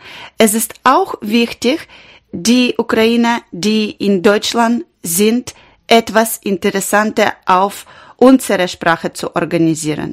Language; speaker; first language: German; non-native, learner; Ukrainian